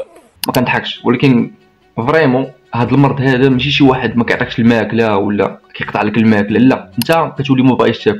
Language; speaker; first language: Arabic; native; Arabic